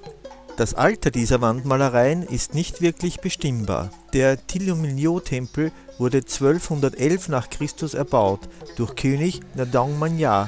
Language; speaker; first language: German; native; German